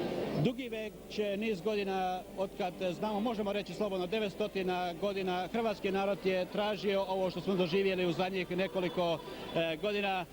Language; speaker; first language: Croatian; native; Croatian